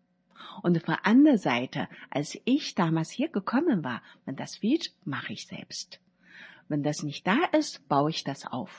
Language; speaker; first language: German; non-native, learner; Chinese